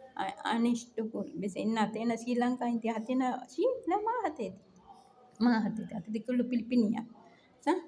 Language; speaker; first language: Arabic; non-native, learner; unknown